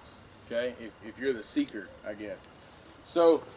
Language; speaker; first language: English; native; English